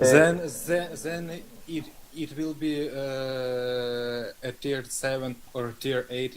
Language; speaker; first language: English; non-native, learner; Russian